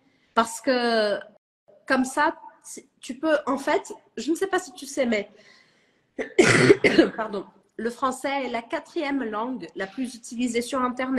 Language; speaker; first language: French; non-native, fluent; Portuguese